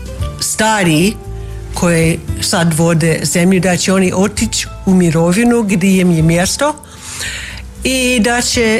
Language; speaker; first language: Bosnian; non-native, fluent; English